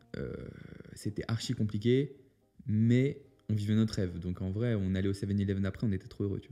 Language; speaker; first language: French; native; French